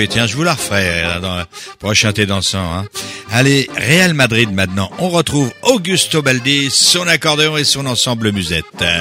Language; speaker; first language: French; native; French